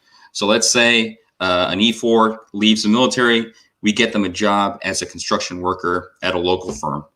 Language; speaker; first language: English; native; English